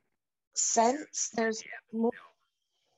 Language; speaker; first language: English; native; English